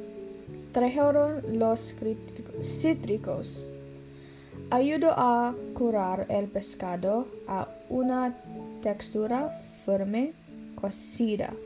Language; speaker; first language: Spanish; non-native, learner; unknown